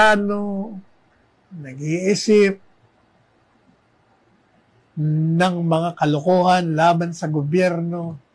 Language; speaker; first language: Filipino; native; Filipino